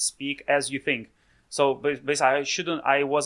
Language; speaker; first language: English; non-native, fluent; Russian